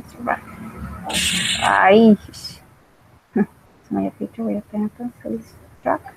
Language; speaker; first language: English; non-native, learner; Spanish